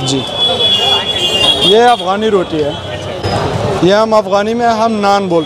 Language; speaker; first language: Hindi; non-native, learner; Persian